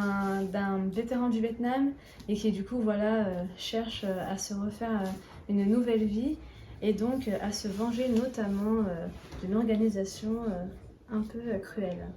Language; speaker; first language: French; native; French